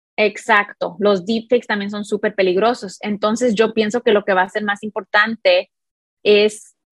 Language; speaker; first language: Spanish; early bilingual, heritage; Spanish